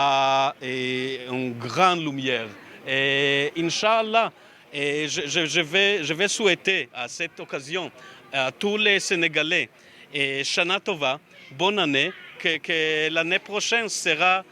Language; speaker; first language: French; non-native, learner; Hebrew